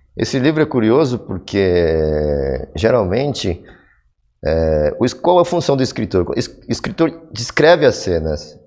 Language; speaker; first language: Portuguese; early bilingual, other home language; Korean